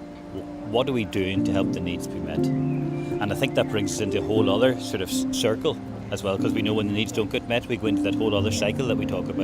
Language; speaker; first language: English; native; English